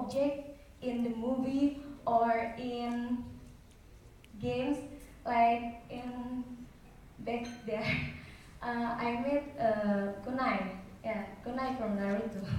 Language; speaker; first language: English; non-native, learner; Indonesian